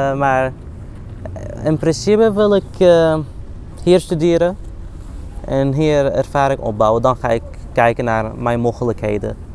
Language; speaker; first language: Dutch; non-native, fluent; Arabic